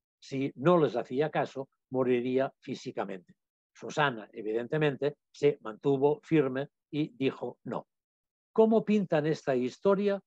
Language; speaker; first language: Spanish; non-native, local second language; Catalan